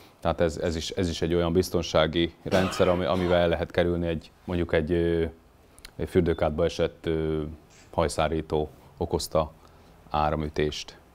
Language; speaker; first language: Hungarian; native; Hungarian